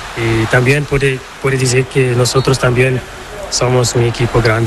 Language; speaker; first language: Spanish; non-native, learner; Portuguese